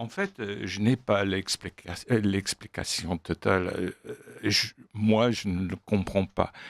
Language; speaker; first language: French; non-native, fluent; English